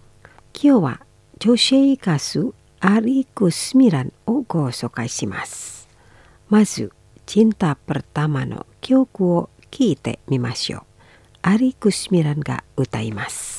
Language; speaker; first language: Japanese; non-native, fluent; Indonesian